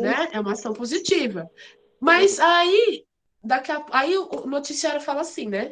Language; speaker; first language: Portuguese; native; Portuguese